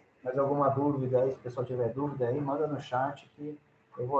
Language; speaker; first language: Portuguese; native; Portuguese